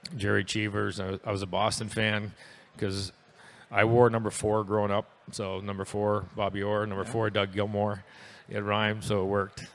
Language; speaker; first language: English; native; English